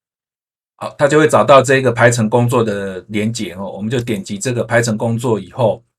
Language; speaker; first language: Chinese; native; Chinese